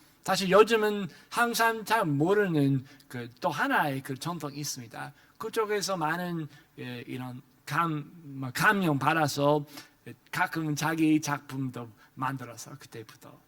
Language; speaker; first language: Korean; non-native, fluent; English